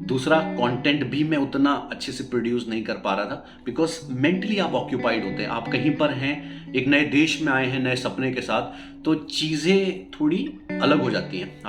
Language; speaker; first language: Hindi; native; Hindi